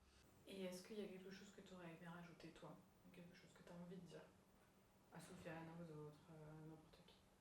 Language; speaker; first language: French; native; French